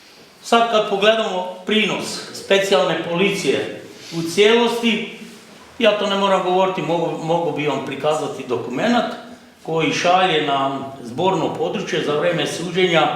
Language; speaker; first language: Croatian; native; Croatian